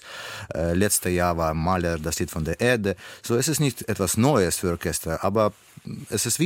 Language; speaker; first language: German; non-native, learner; Russian